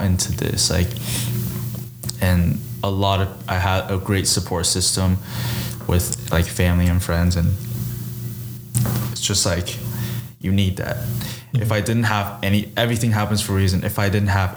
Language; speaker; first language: English; early bilingual, other home language; Chinese